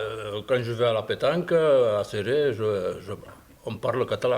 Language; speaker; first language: French; native; French